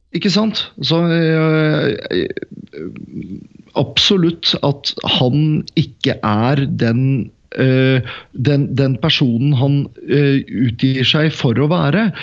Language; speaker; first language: Norwegian; native; Norwegian